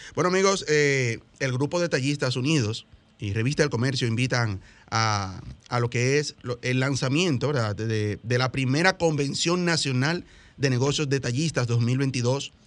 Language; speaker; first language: Spanish; native; Spanish